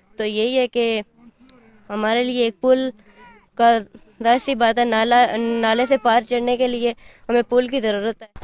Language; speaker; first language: Urdu; non-native, local second language; Pahari-Potwari